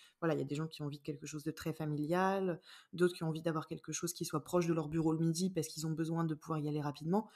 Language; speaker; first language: French; native; French